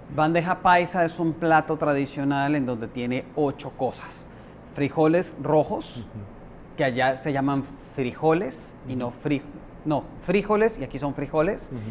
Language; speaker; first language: Spanish; native; Spanish